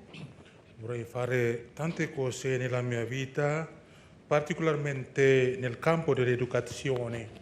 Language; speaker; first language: Italian; non-native, learner; Indonesian